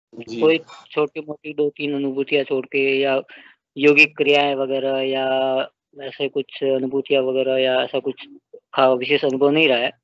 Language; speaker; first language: Hindi; native; Hindi